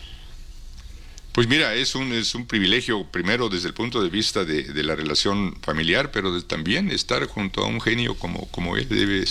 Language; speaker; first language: Spanish; native; Spanish